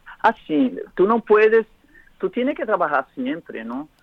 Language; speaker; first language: Spanish; non-native, learner; Portuguese